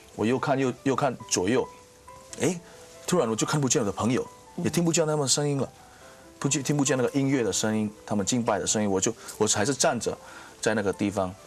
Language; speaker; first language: Chinese; non-native, fluent; Indonesian